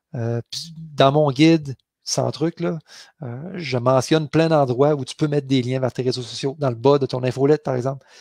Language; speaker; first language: French; native; French